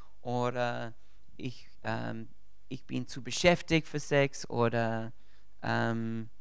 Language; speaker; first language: German; non-native, learner; English